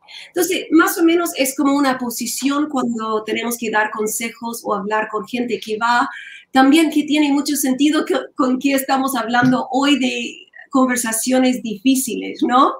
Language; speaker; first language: Spanish; non-native, learner; English